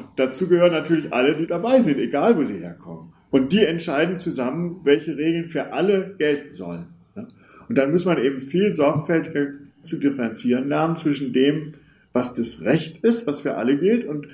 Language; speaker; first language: German; native; German